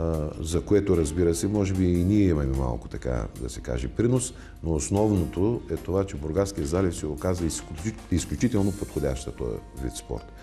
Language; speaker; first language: Bulgarian; native; Bulgarian